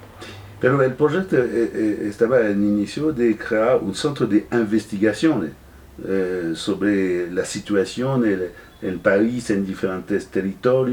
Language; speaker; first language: Spanish; non-native, fluent; French